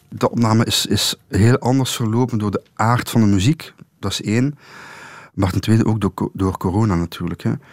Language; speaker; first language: Dutch; native; Dutch